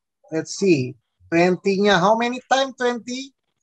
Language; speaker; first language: English; non-native, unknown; Indonesian